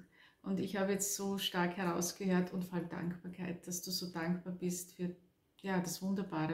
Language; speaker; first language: German; native; German